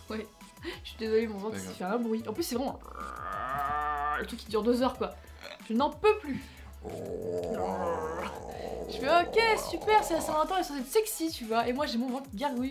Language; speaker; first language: French; native; French